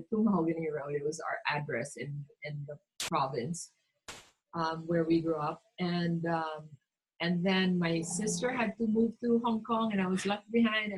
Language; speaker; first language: English; non-native, local second language; Cebuano